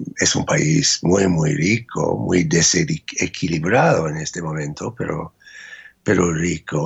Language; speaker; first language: Spanish; non-native, fluent; English